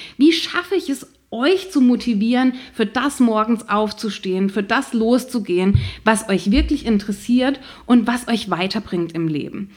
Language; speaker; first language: German; native; German